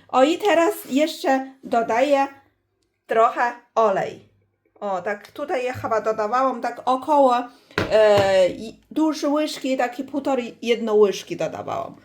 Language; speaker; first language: Polish; non-native, learner; Chinese